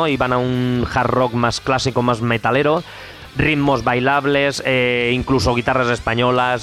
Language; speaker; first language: Spanish; native; Spanish